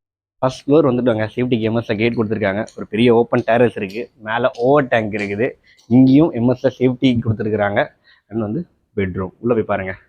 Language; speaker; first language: Tamil; native; Tamil